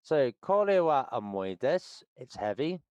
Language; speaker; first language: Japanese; non-native, learner; English